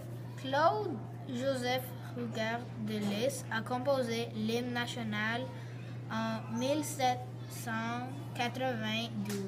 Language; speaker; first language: French; non-native, learner; English